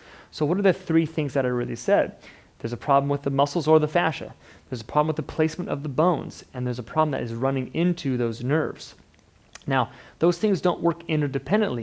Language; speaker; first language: English; native; English